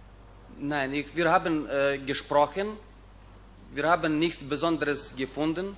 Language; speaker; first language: German; non-native, fluent; Ukrainian